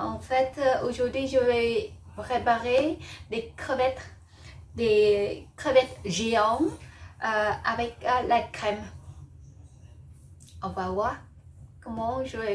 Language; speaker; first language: French; non-native, learner; Vietnamese